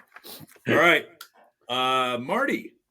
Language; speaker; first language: English; native; English